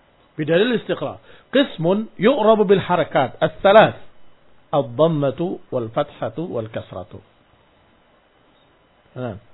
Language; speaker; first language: Arabic; non-native, fluent; Indonesian